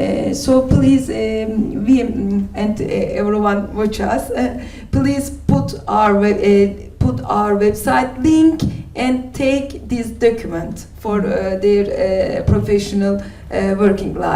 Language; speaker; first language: English; non-native, learner; Turkish